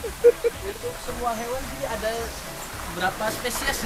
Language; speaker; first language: Indonesian; native; Indonesian